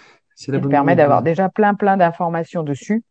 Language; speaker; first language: French; native; French